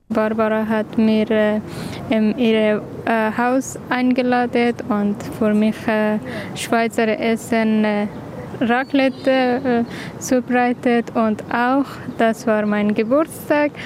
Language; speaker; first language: German; non-native, learner; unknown